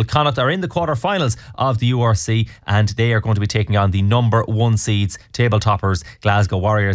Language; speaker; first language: English; native; English